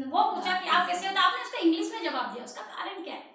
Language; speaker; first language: Hindi; non-native, local second language; Assamese